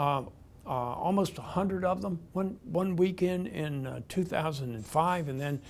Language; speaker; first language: English; native; English